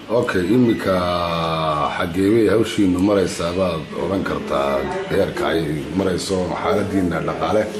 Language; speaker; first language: Somali; native; Somali